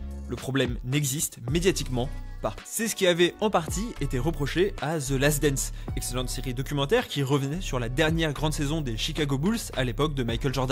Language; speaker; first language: French; native; French